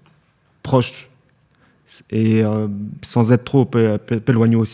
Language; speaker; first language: French; native; French